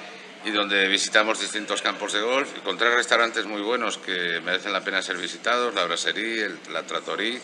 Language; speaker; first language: Spanish; native; Spanish